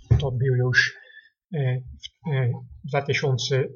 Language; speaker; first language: Polish; non-native, learner; Dutch